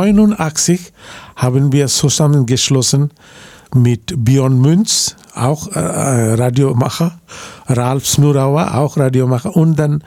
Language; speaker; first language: German; non-native, learner; Bangla